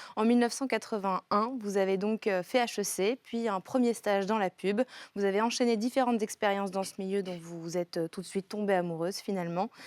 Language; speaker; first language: French; native; French